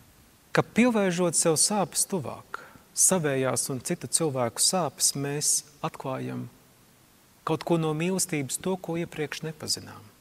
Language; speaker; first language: Latvian; native; Latvian